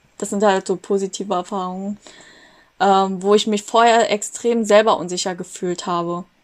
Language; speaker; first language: German; native; German